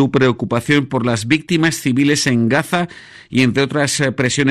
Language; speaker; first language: Spanish; native; Spanish